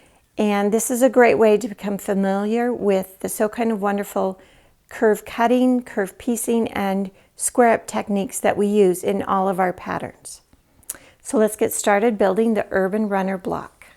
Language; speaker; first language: English; native; English